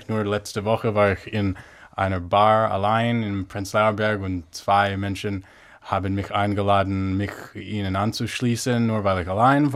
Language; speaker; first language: German; non-native, fluent; English